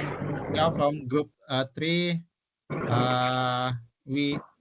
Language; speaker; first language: English; non-native, local second language; Indonesian